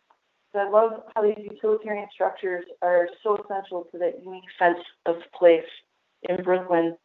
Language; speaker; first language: English; native; English